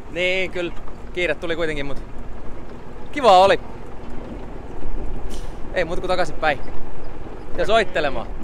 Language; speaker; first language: Finnish; native; Finnish